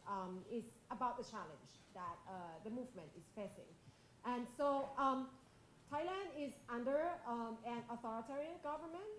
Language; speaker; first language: English; non-native, fluent; Thai